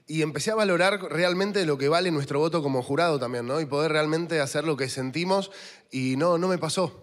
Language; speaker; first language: Spanish; native; Spanish